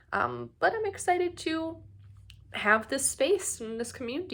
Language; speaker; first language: English; native; English